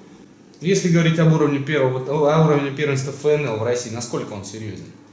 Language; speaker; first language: Russian; native; Russian